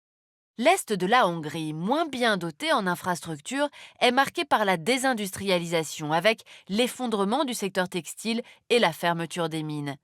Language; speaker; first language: French; native; French